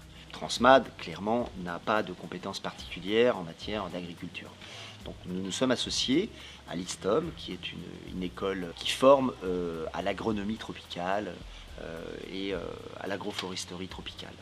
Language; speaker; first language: French; native; French